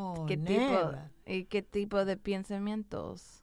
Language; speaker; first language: Spanish; early bilingual, heritage; English